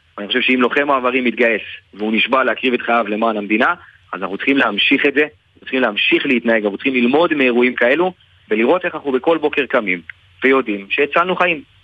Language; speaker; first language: Hebrew; native; Hebrew